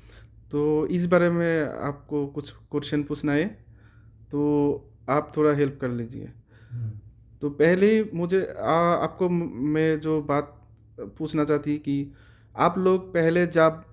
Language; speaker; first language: Hindi; non-native, learner; Bangla